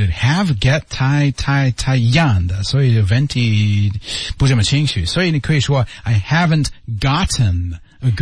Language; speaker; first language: Chinese; non-native, learner; English